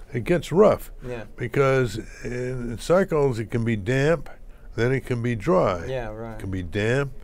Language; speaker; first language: English; native; English